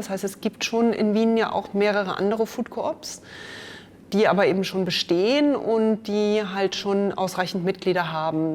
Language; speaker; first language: German; native; German